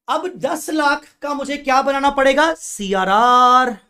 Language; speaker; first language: Hindi; native; Hindi